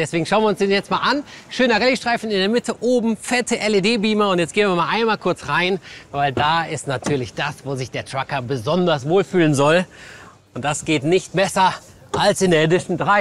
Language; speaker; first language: German; native; German